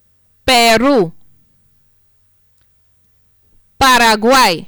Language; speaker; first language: Spanish; non-native, fluent; English